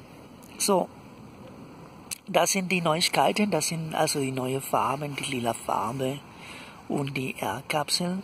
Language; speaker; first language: German; non-native, fluent; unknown